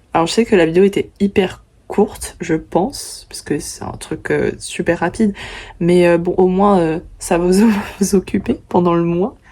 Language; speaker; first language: French; early bilingual, other home language; Vietnamese